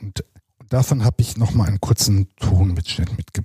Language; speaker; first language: German; native; German